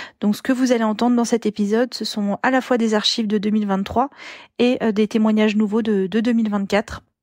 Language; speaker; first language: French; native; French